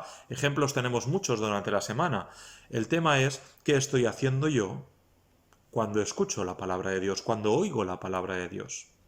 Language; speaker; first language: Spanish; native; Spanish